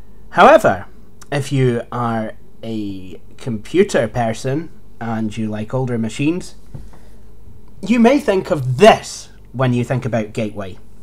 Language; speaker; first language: English; native; English